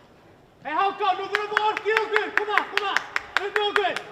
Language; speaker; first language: Icelandic; non-native, learner; Swedish